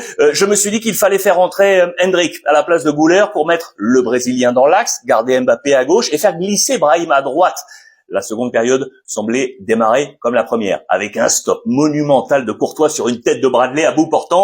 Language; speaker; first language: French; native; French